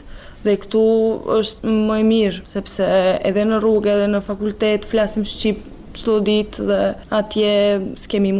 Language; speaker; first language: Albanian; non-native, fluent; Serbian